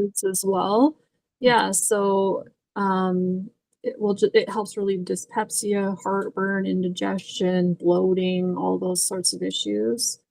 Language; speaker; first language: English; native; English